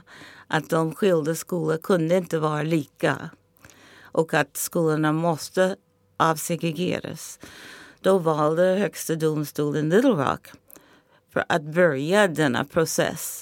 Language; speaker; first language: Swedish; non-native, fluent; English